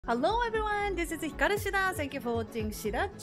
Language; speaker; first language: English; non-native, fluent; Japanese